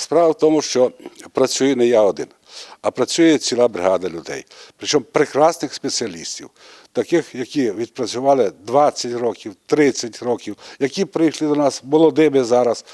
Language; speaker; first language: Ukrainian; native; Ukrainian